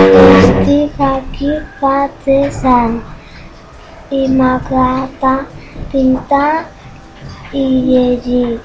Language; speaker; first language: Catalan; early bilingual, other home language; Chinese